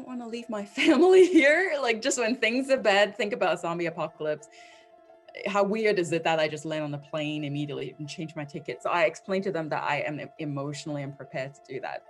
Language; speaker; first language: English; non-native, local second language; Cantonese